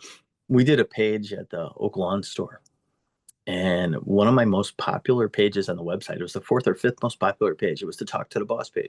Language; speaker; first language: English; native; English